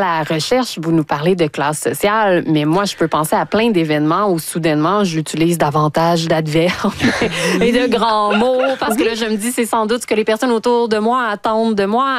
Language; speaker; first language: French; native; French